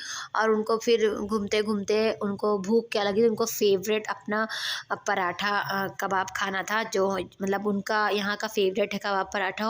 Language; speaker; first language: Hindi; native; Hindi